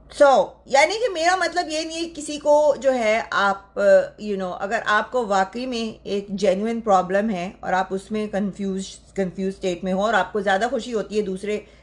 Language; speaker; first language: Urdu; native; Urdu